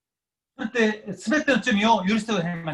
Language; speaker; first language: Japanese; non-native, fluent; Korean